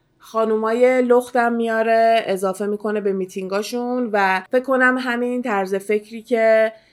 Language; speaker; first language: Persian; early bilingual, heritage; Persian